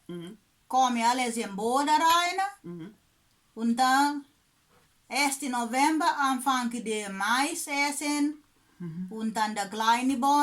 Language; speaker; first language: German; non-native, learner; Kabuverdianu